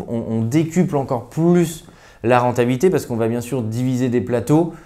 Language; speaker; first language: French; native; French